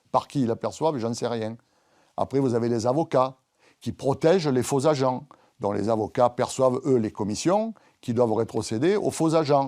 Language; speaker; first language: French; native; French